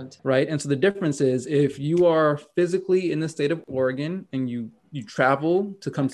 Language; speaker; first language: English; native; English